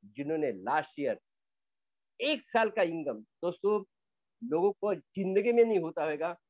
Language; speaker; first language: Hindi; non-native, local second language; Marathi